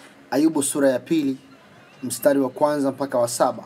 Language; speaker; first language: Swahili; native; Swahili